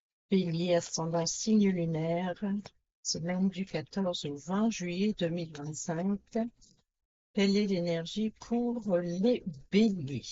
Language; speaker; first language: French; native; French